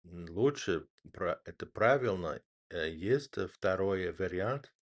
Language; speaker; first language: Russian; non-native, learner; English